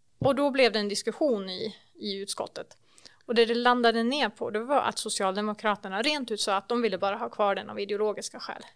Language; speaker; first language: Swedish; native; Swedish